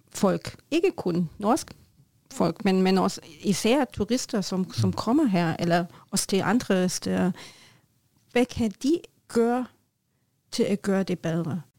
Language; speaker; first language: Norwegian; non-native, fluent; German